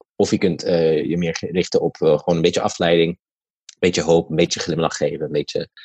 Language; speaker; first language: Dutch; non-native, fluent; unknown